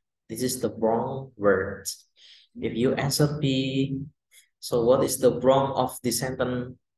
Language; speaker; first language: English; non-native, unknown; Indonesian